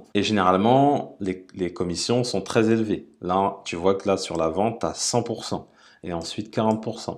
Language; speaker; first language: French; native; French